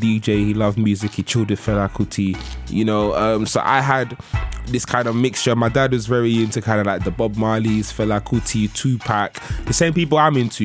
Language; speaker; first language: English; native; English